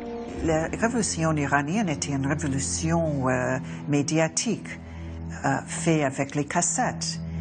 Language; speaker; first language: French; non-native, fluent; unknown